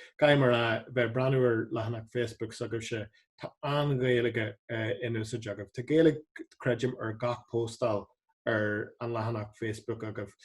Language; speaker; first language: Irish; non-native, local second language; English